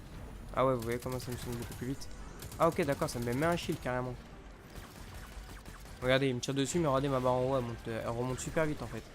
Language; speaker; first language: French; native; French